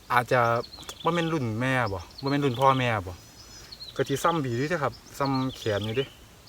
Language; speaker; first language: Thai; native; Thai